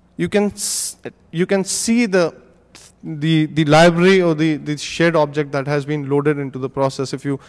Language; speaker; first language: English; non-native, local second language; Hindi